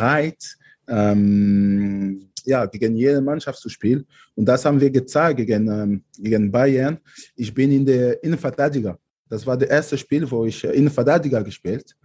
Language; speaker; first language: German; non-native, fluent; French